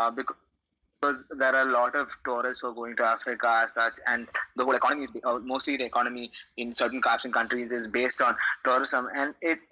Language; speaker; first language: English; non-native, local second language; Malayalam